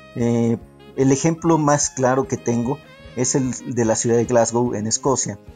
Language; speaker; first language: Spanish; native; Spanish